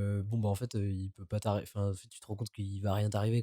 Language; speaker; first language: French; native; French